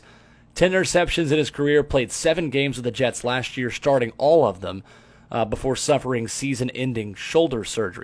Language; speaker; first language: English; native; English